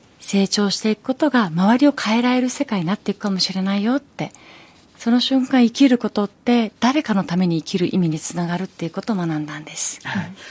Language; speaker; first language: Japanese; early bilingual, other home language; Persian